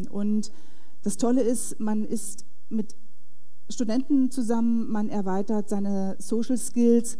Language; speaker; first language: German; native; German